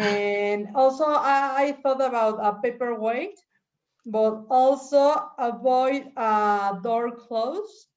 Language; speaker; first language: English; non-native, learner; Spanish